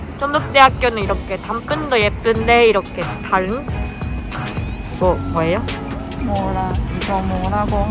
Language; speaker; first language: Korean; non-native, learner; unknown